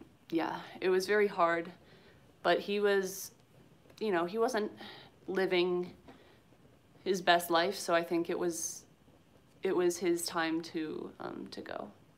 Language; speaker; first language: English; native; English